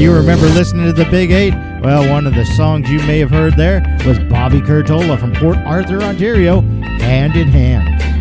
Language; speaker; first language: English; native; English